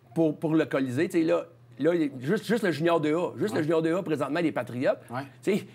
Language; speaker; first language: French; native; French